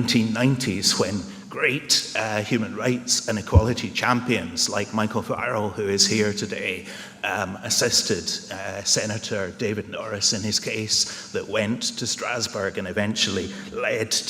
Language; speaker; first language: English; native; English